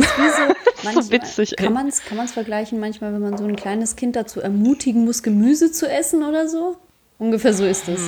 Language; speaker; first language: German; native; German